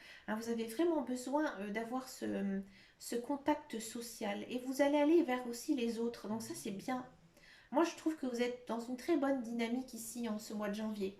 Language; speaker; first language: French; native; French